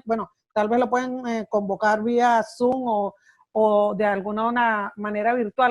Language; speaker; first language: Spanish; native; Spanish